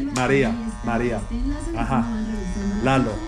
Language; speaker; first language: Spanish; non-native, learner; English